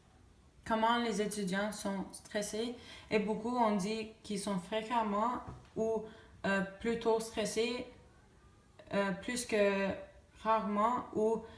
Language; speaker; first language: French; non-native, local second language; English